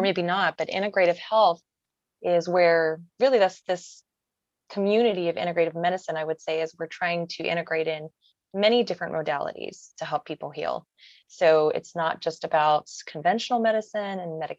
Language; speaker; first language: English; native; English